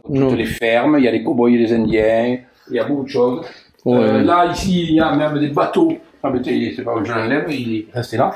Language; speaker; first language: French; native; French